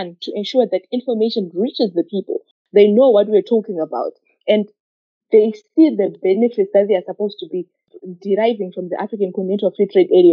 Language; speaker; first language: English; non-native, local second language; Shona